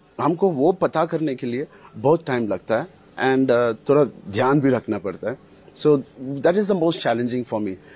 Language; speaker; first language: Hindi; non-native, local second language; Telugu